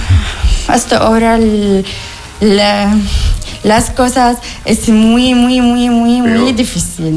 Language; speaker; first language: Spanish; non-native, learner; Arabic